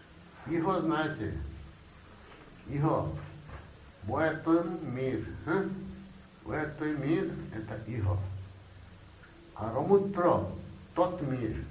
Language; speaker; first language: Russian; non-native, learner; Bangla